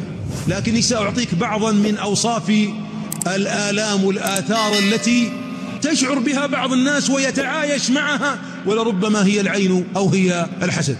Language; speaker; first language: Arabic; native; Arabic